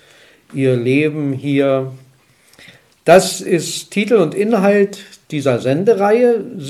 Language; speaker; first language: German; native; German